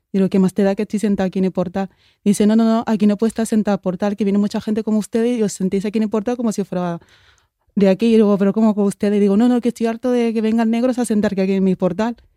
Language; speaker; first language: Spanish; early bilingual, other home language; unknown